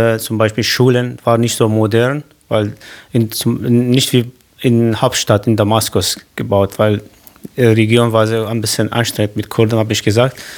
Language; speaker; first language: German; non-native, learner; Kurdish